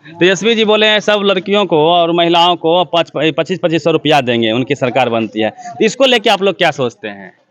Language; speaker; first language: Hindi; native; Hindi